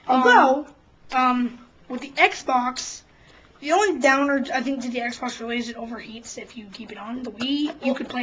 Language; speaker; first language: English; native; English